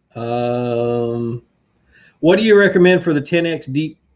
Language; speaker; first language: English; native; English